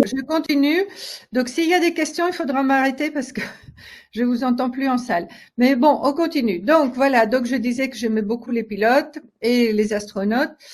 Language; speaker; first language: French; native; French